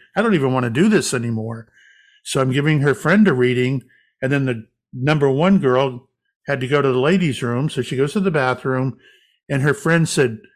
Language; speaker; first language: English; native; English